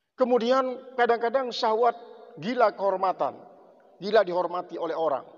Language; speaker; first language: Indonesian; non-native, local second language; Sasak